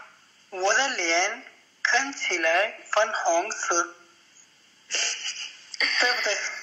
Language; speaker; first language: Chinese; non-native, learner; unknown